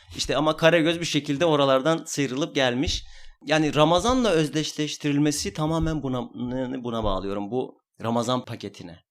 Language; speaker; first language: Turkish; non-native, local second language; Kurdish